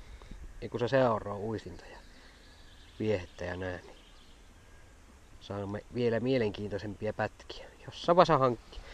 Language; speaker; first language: Finnish; native; Finnish